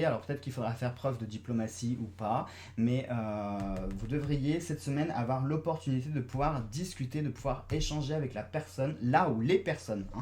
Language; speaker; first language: French; native; French